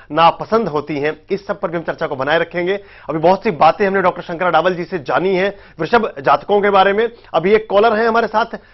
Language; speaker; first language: Hindi; native; Hindi